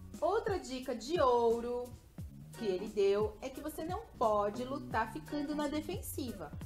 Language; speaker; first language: Portuguese; native; Portuguese